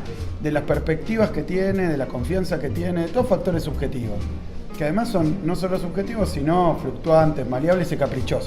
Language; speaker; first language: Spanish; native; Spanish